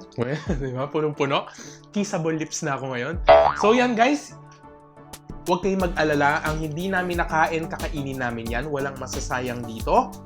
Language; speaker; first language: Filipino; native; Filipino